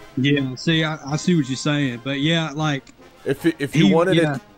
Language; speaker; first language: English; native; English